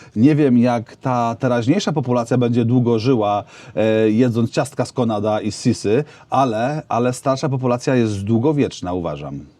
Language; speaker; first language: Polish; native; Polish